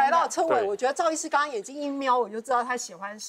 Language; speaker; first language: Chinese; native; Chinese